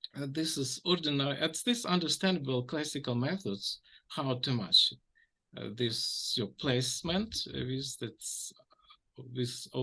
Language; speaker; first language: English; non-native, fluent; Ukrainian